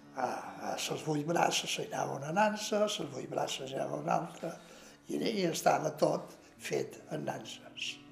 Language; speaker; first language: Catalan; native; Catalan